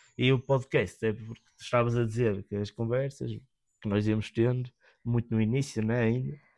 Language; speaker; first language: Portuguese; native; Portuguese